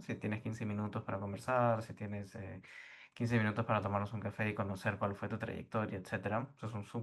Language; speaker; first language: Spanish; native; Spanish